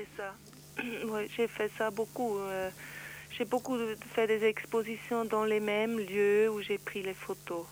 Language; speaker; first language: French; non-native, learner; Swiss German